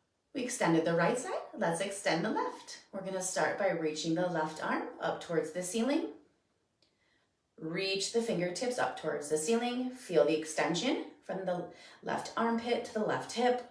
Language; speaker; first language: English; native; English